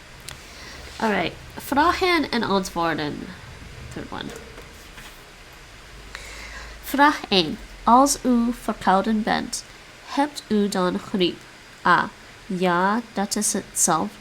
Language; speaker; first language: Dutch; non-native, learner; English